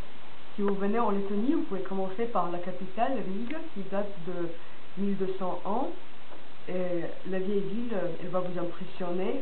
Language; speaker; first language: French; non-native, fluent; Latvian